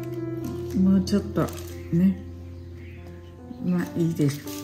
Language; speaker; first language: Japanese; early bilingual, heritage; Japanese